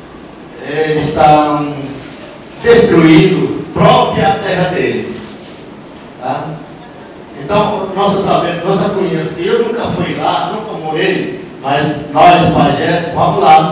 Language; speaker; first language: Portuguese; non-native, local second language; Yanomámi